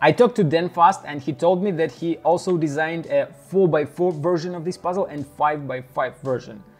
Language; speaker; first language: English; non-native, fluent; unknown